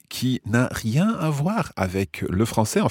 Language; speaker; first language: French; non-native, fluent; English